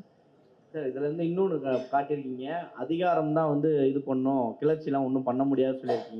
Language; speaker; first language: Tamil; native; Tamil